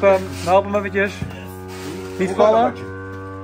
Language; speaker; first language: Dutch; native; Dutch